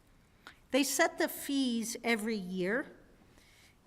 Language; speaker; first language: English; native; English